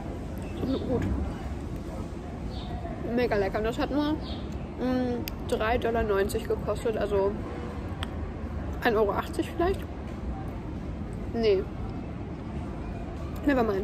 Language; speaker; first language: German; native; German